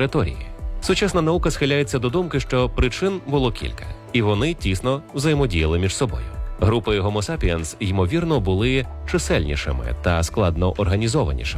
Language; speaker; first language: Ukrainian; native; Ukrainian